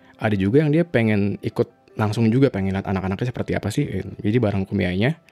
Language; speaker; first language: Indonesian; native; Indonesian